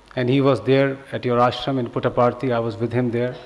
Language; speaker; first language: English; non-native, local second language; Punjabi